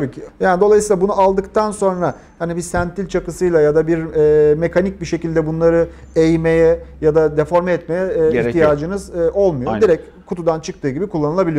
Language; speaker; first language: Turkish; native; Turkish